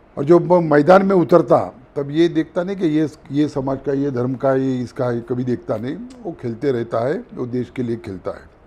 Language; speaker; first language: Hindi; non-native, local second language; Marathi